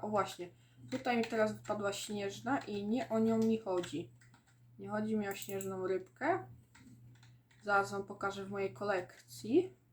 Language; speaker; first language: Polish; native; Polish